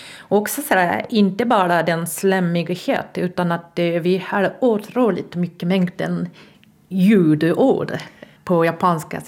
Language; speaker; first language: Swedish; non-native, fluent; Japanese